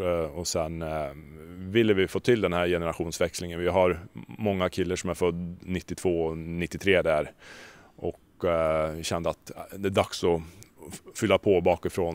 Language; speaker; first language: Swedish; native; Swedish